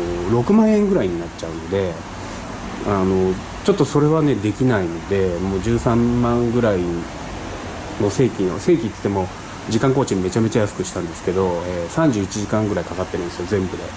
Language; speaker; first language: Japanese; native; Japanese